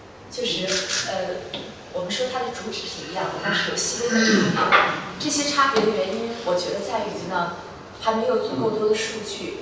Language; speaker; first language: Chinese; native; Chinese